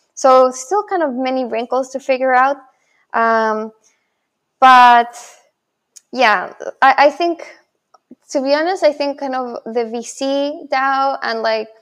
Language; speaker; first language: English; non-native, fluent; Spanish